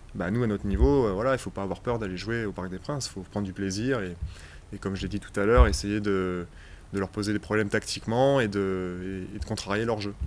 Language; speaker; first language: French; native; French